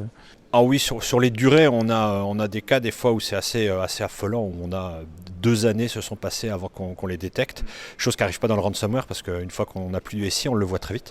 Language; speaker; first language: French; native; French